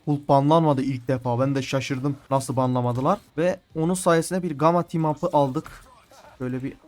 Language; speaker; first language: Turkish; native; Turkish